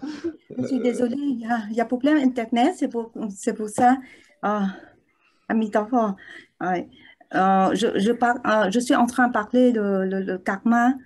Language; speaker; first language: French; non-native, learner; Vietnamese